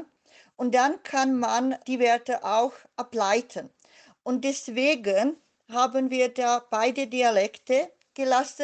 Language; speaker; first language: German; non-native, fluent; Czech